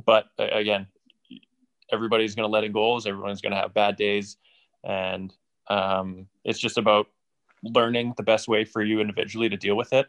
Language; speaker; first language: English; native; English